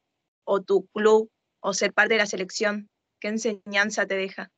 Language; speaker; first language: Spanish; native; Spanish